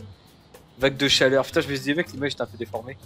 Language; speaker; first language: French; native; French